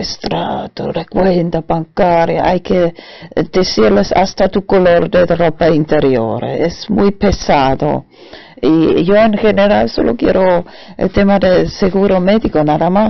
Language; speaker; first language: Spanish; non-native, fluent; German